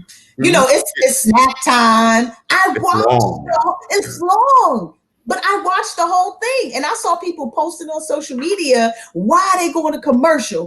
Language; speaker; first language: English; native; English